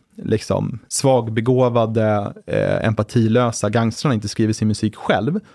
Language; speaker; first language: Swedish; native; Swedish